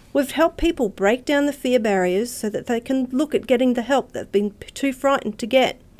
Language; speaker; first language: English; native; English